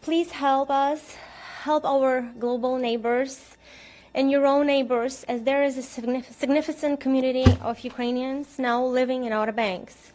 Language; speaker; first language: English; non-native, fluent; Ukrainian